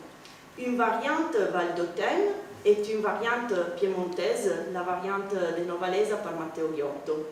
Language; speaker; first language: French; non-native, fluent; Italian